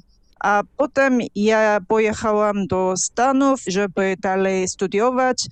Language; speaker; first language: Polish; non-native, fluent; Korean